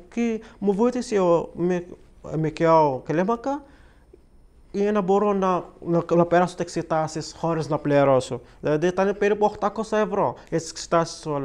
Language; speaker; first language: Greek; non-native, learner; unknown